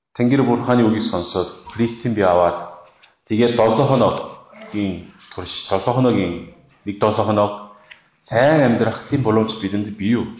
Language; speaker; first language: Mongolian; non-native, fluent; Korean